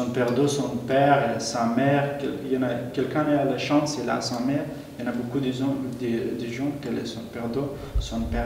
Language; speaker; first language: French; non-native, learner; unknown